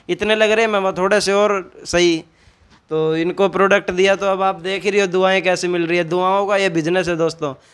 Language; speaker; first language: Hindi; native; Hindi